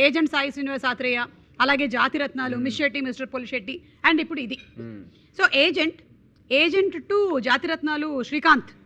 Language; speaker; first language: Telugu; native; Telugu